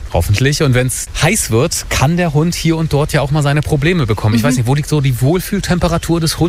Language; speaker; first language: German; native; German